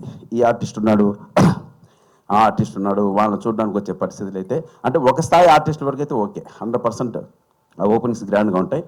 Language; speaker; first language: Telugu; native; Telugu